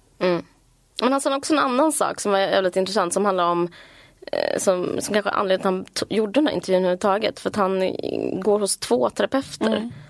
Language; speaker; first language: Swedish; native; Swedish